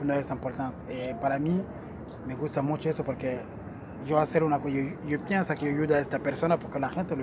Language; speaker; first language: Spanish; non-native, learner; Portuguese